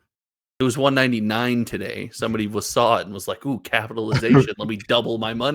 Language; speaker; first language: English; native; English